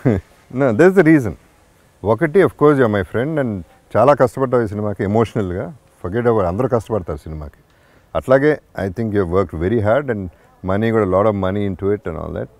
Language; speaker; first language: Telugu; native; Telugu